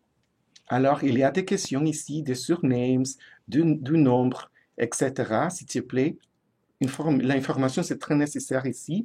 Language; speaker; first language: French; non-native, fluent; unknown